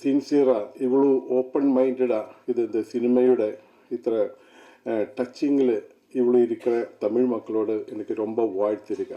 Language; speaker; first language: Tamil; non-native, learner; Malayalam